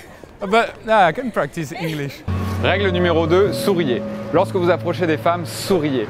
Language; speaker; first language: French; native; French